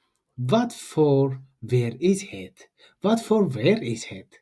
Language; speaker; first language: Dutch; non-native, learner; Tigrinya